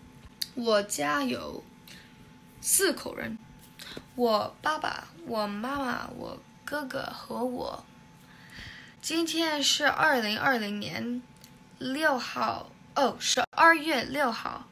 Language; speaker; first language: Chinese; non-native, learner; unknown